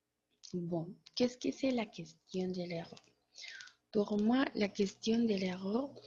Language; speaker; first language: French; non-native, learner; Spanish